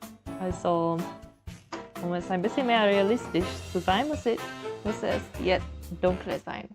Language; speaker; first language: German; non-native, learner; English